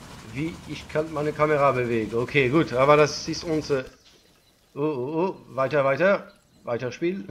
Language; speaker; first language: German; non-native, learner; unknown